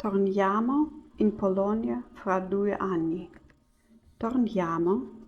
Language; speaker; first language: Italian; non-native, learner; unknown